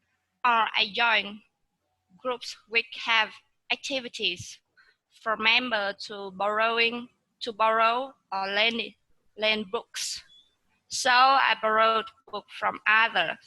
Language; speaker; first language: English; non-native, learner; Vietnamese